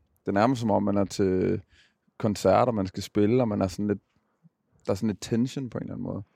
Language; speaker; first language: Danish; native; Danish